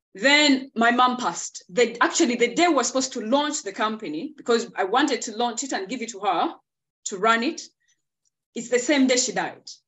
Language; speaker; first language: English; non-native, local second language; Ganda